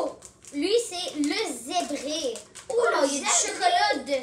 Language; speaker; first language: French; non-native, local second language; English